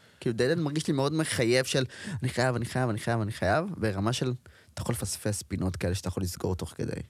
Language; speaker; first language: Hebrew; native; Hebrew